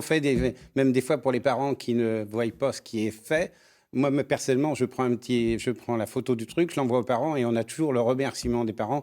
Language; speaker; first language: French; native; French